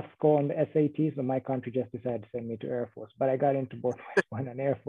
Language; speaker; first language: English; non-native, local second language; Kinyarwanda